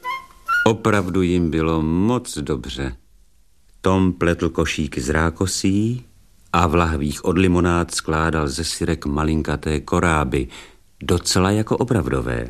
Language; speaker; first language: Czech; native; Czech